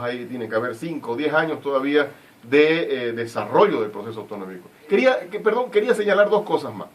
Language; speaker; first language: Spanish; native; Spanish